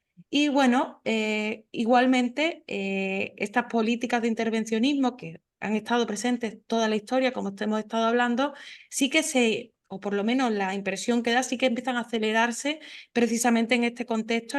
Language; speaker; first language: Spanish; native; Spanish